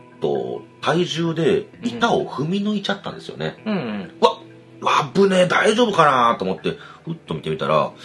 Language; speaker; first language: Japanese; native; Japanese